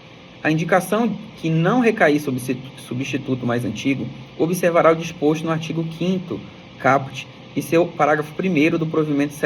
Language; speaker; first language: Portuguese; native; Portuguese